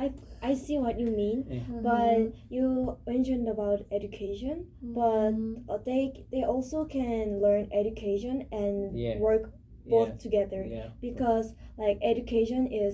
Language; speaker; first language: English; non-native, learner; Korean